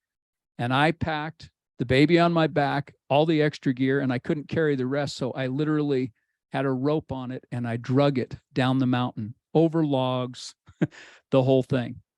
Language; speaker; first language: English; native; English